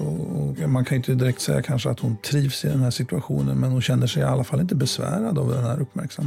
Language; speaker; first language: Swedish; native; Swedish